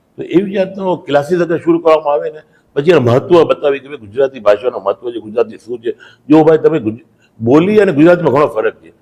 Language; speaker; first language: Gujarati; early bilingual, heritage; Gujarati